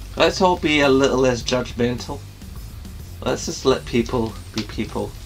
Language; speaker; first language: English; native; English